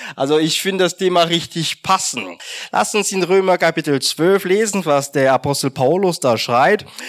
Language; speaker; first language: German; non-native, fluent; French